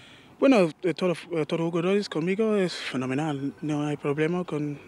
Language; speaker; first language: Spanish; non-native, learner; English